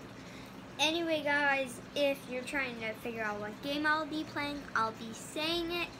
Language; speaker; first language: English; native; English